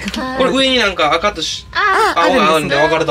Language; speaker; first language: Japanese; native; Japanese